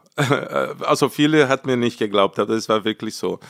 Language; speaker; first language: German; non-native, fluent; Portuguese